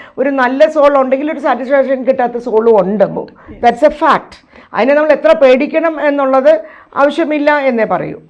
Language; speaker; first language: Malayalam; native; Malayalam